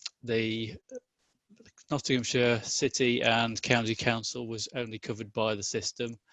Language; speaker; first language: English; native; English